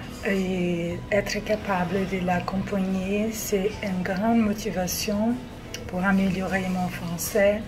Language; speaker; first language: French; non-native, learner; Portuguese